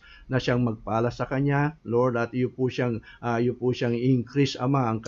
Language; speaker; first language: Filipino; native; Filipino